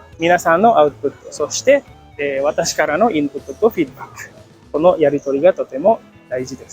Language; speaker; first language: Japanese; non-native, fluent; Indonesian